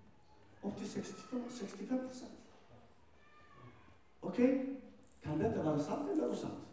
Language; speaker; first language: Norwegian; non-native, fluent; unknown